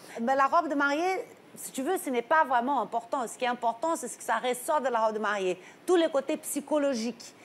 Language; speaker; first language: French; non-native, fluent; Portuguese